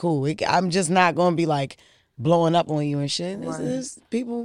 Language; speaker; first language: English; native; English